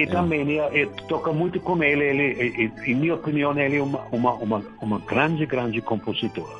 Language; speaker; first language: Portuguese; non-native, learner; German